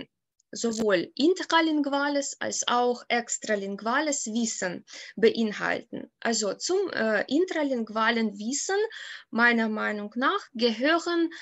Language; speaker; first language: German; non-native, fluent; Ukrainian